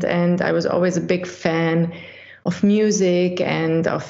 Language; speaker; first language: English; non-native, fluent; German